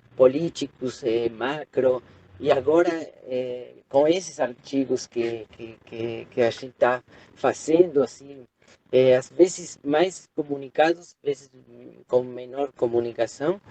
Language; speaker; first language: Portuguese; non-native, fluent; Spanish